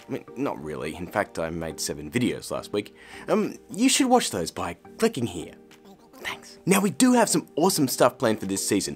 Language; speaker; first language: English; native; English